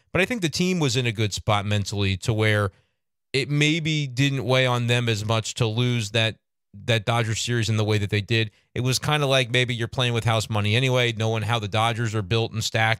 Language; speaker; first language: English; native; English